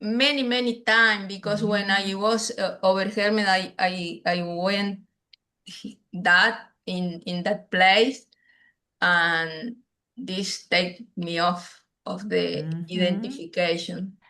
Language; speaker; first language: English; non-native, learner; Spanish